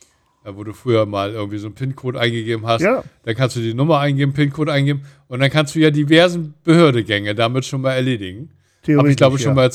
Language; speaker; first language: German; native; German